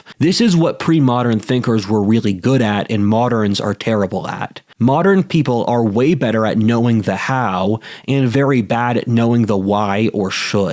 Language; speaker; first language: English; native; English